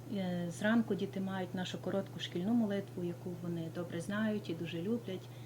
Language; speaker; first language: Ukrainian; native; Ukrainian